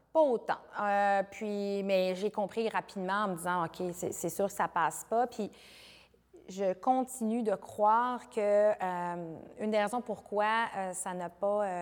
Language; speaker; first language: French; native; French